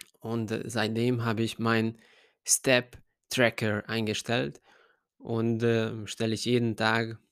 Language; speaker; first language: German; non-native, fluent; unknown